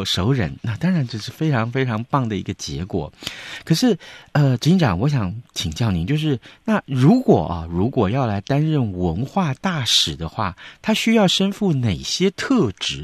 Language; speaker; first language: Chinese; native; Chinese